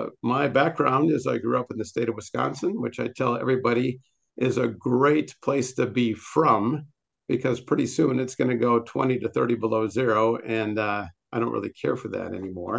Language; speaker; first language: English; native; English